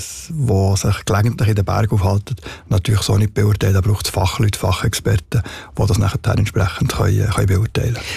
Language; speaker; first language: German; native; German